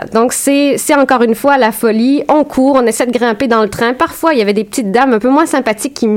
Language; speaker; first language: French; native; French